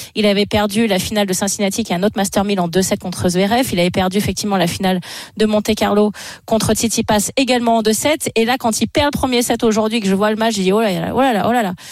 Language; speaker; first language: French; native; French